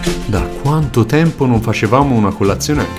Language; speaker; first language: Italian; native; Italian